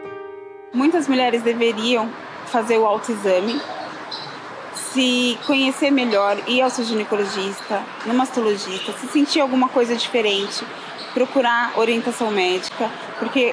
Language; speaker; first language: Portuguese; native; Portuguese